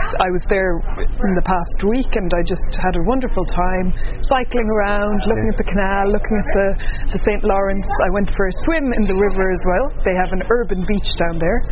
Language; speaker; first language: English; native; English